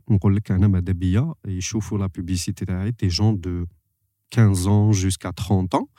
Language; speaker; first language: French; non-native, local second language; Arabic